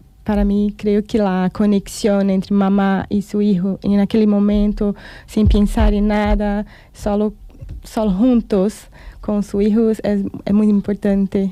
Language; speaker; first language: Spanish; non-native, fluent; Portuguese